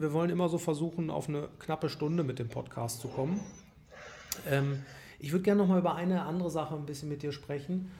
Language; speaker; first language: German; native; German